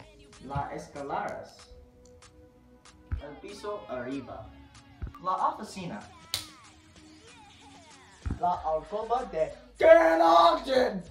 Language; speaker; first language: Spanish; non-native, learner; English